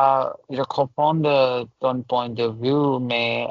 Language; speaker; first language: French; non-native, learner; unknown